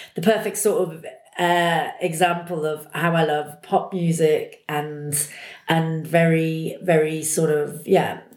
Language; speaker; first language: English; native; English